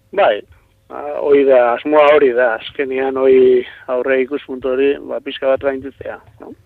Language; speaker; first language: Basque; non-native, local second language; Spanish